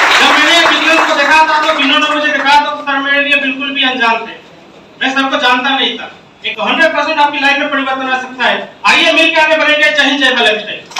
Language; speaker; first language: Hindi; non-native, local second language; Kannada